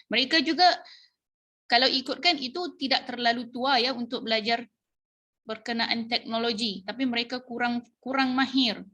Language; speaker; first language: Malay; native; Malay